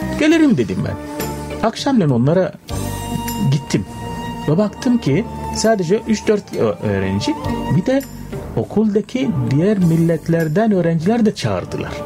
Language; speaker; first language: Turkish; non-native, fluent; Arabic